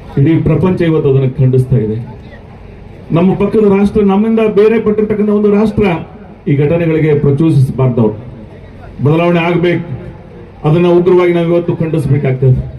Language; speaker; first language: Kannada; native; Kannada